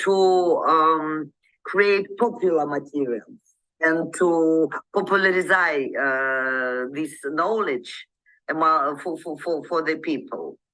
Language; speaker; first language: English; non-native, learner; Ukrainian